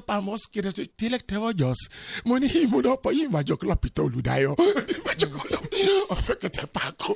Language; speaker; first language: Hungarian; non-native, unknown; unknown